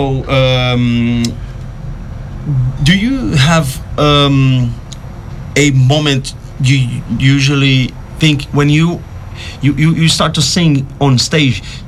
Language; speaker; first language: English; non-native, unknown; Portuguese